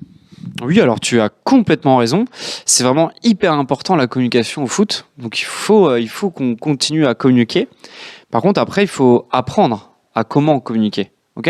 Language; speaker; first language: French; native; French